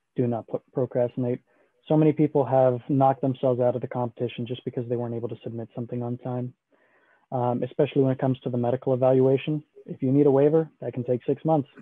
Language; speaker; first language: English; native; English